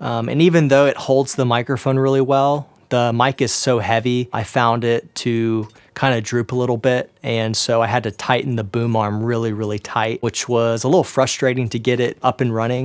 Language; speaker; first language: English; native; English